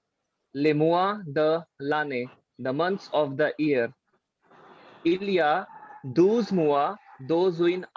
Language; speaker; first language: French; non-native, learner; Hindi